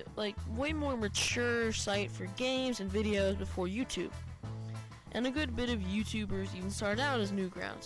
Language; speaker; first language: English; native; English